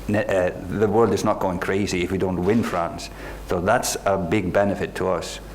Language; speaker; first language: English; non-native, fluent; Icelandic